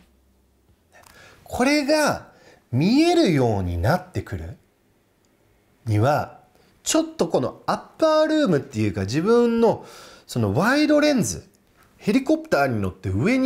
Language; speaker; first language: Japanese; non-native, fluent; English